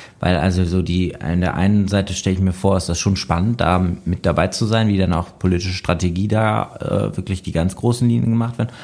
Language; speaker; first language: German; native; German